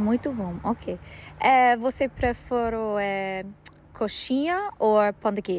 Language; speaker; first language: Portuguese; non-native, learner; English